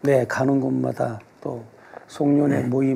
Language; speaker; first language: Korean; native; Korean